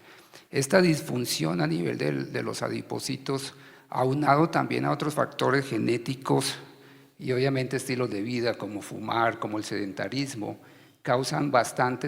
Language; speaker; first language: Spanish; native; Spanish